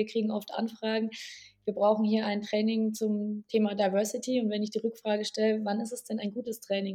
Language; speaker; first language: German; native; German